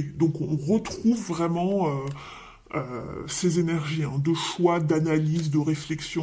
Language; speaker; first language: French; native; French